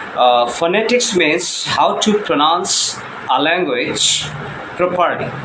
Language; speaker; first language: English; non-native, local second language; Bangla